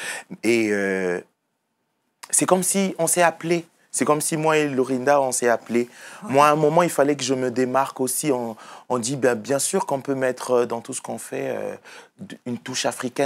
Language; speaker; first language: French; native; French